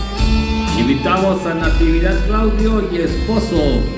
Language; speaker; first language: Spanish; native; Spanish